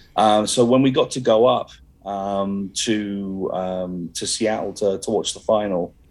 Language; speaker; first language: English; native; English